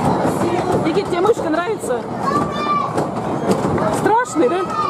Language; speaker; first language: Russian; native; Russian